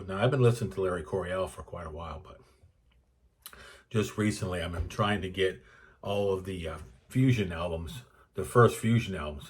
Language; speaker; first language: English; native; English